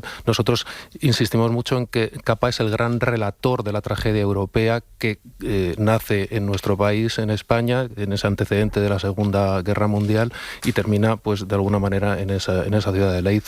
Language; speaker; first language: Spanish; native; Spanish